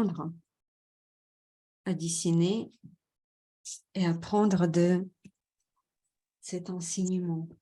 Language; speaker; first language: French; non-native, fluent; Russian